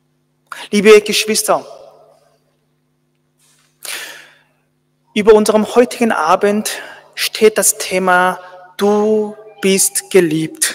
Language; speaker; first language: German; non-native, fluent; Korean